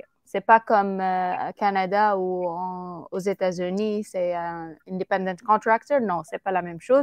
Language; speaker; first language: French; non-native, fluent; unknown